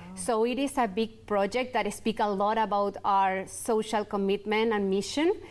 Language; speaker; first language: English; non-native, fluent; Spanish